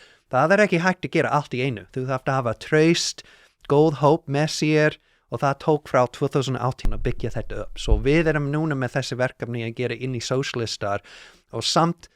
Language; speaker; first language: Icelandic; non-native, learner; English